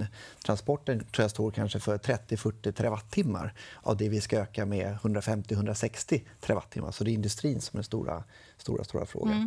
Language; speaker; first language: Swedish; native; Swedish